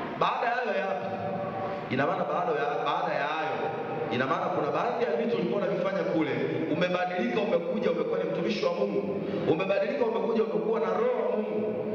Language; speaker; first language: Swahili; native; Swahili